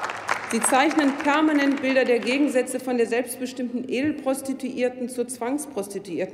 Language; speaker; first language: German; native; German